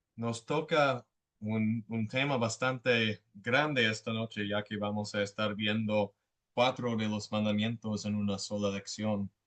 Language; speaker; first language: Spanish; non-native, fluent; English